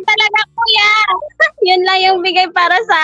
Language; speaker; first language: Filipino; non-native, local second language; Waray